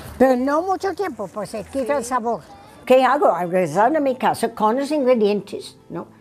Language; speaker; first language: Spanish; non-native, fluent; English